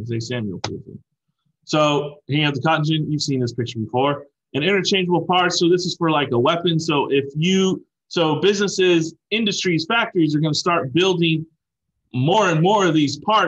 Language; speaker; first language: English; native; English